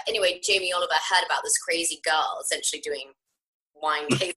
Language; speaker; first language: English; native; English